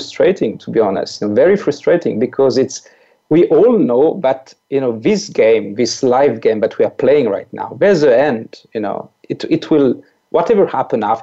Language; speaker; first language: English; non-native, fluent; French